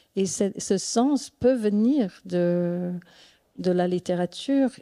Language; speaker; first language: French; non-native, fluent; English